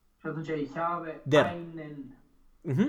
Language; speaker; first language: German; non-native, learner; Romanian